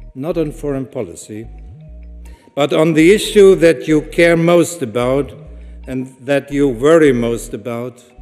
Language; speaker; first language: English; non-native, fluent; German